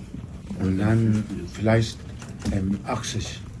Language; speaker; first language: German; non-native, learner; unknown